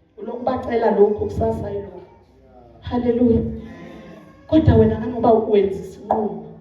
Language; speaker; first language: Zulu; non-native, local second language; Swati